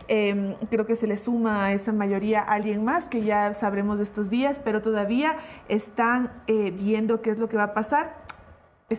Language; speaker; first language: Spanish; native; Spanish